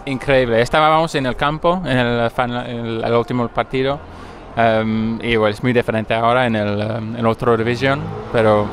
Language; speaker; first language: Spanish; non-native, fluent; English